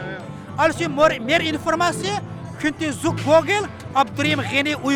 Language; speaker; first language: Dutch; non-native, learner; Uyghur